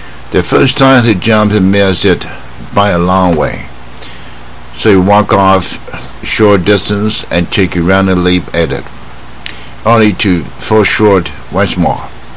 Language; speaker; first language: English; non-native, fluent; Chinese